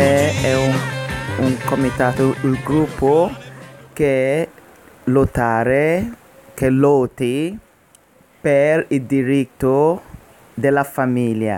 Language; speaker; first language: Italian; non-native, learner; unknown